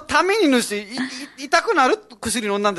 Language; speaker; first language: Japanese; non-native, fluent; Nepali